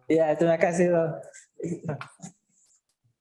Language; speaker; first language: Indonesian; native; Indonesian